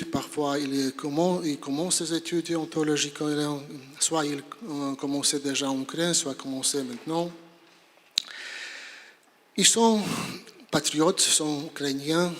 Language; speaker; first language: French; non-native, fluent; Polish